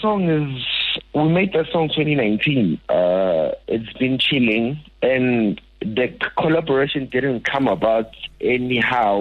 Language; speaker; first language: English; non-native, local second language; Zulu